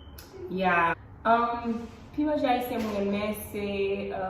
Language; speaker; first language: Haitian Creole; early bilingual, heritage; Haitian Creole